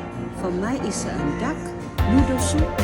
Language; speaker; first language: Dutch; non-native, fluent; Indonesian